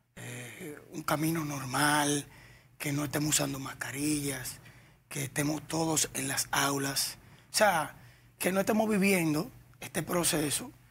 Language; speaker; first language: Spanish; native; Spanish